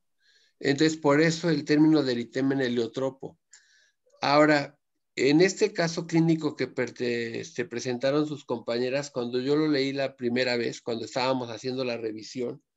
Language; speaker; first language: Spanish; native; Spanish